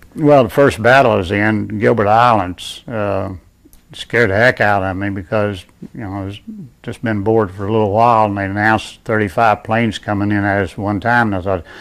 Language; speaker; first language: English; native; English